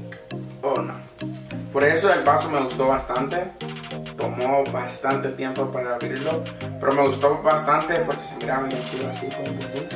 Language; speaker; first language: Spanish; native; Spanish